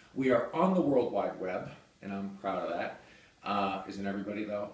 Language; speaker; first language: English; native; English